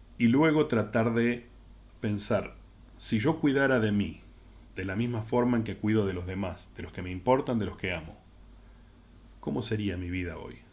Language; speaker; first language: Spanish; native; Spanish